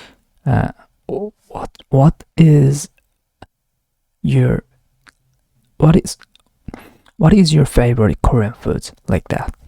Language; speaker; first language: English; non-native, learner; Korean